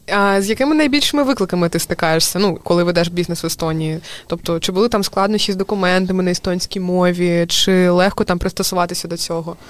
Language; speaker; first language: Ukrainian; native; Ukrainian